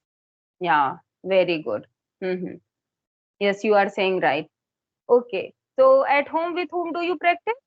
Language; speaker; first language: English; non-native, local second language; Hindi